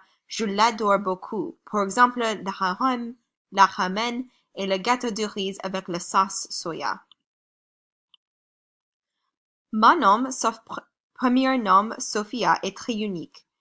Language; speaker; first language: French; non-native, learner; English